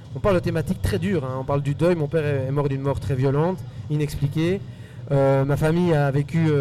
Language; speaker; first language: French; early bilingual, other home language; Spanish